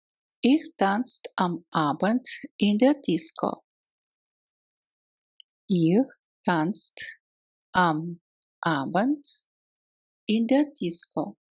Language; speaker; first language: German; non-native, fluent; Russian